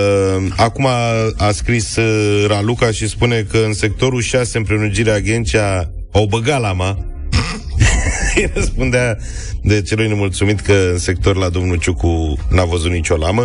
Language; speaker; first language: Romanian; native; Romanian